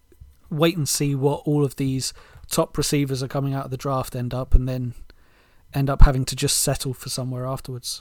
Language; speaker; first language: English; native; English